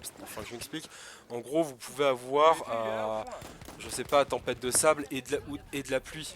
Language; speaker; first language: French; native; French